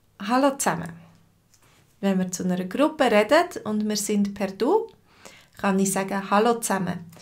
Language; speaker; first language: German; native; German